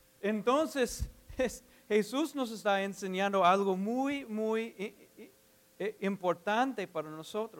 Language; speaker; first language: Spanish; non-native, fluent; English